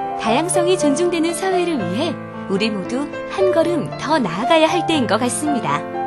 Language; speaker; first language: Korean; native; Korean